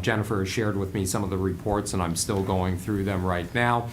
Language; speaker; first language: English; native; English